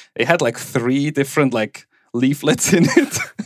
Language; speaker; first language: English; non-native, fluent; German